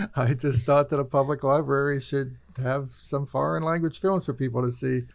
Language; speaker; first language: English; native; English